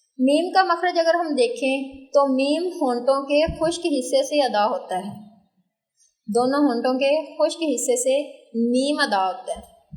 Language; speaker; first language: Urdu; native; Urdu